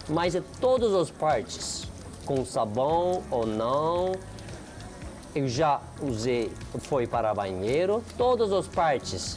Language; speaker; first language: Portuguese; non-native, learner; Turkish